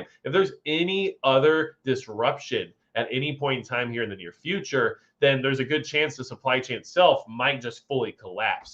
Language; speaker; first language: English; native; English